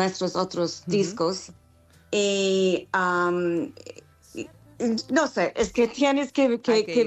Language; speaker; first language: Spanish; non-native, learner; English